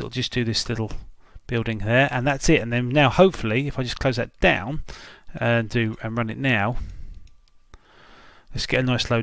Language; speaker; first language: English; native; English